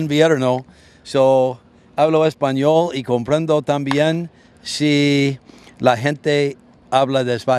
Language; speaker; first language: Spanish; non-native, learner; English